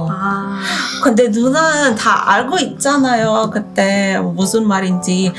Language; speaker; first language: Korean; non-native, fluent; Indonesian